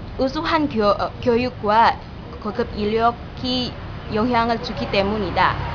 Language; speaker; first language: Korean; non-native, learner; Indonesian